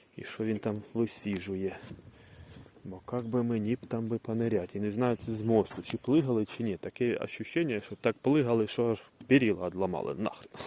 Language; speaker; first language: Ukrainian; non-native, local second language; Russian